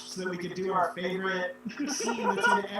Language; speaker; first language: English; native; English